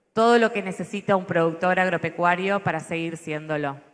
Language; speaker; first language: Spanish; native; Spanish